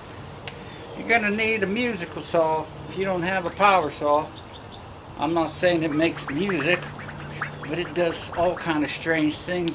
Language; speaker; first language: English; native; English